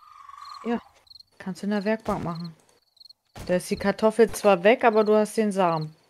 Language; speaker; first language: German; native; German